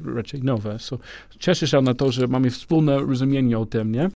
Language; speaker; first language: Polish; non-native, learner; English